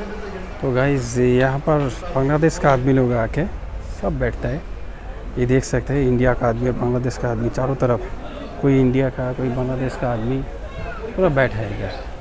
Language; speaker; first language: Hindi; non-native, local second language; Bangla